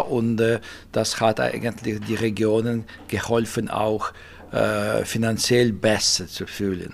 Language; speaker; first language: German; non-native, fluent; Russian